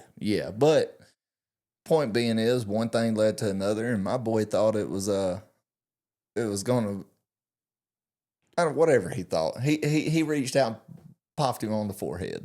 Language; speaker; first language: English; native; English